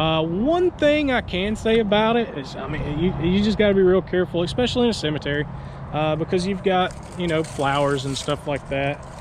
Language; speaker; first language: English; native; English